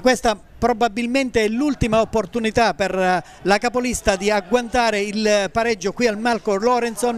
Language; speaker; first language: Italian; native; Italian